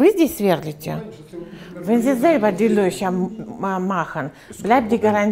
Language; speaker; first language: German; non-native, fluent; Russian